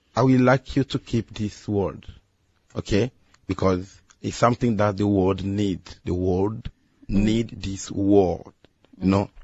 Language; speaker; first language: English; non-native, learner; Lingala